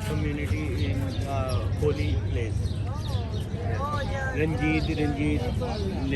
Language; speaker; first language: English; non-native, learner; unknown